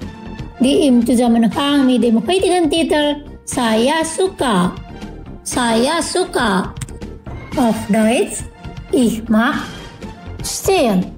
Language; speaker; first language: German; non-native, fluent; Indonesian